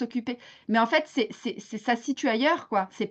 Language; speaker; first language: French; native; French